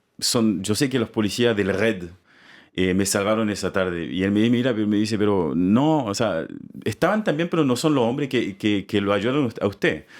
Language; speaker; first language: Spanish; native; Spanish